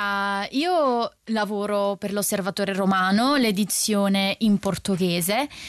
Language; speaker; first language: Italian; non-native, fluent; Portuguese